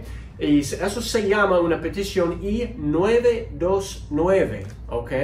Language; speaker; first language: Spanish; non-native, fluent; English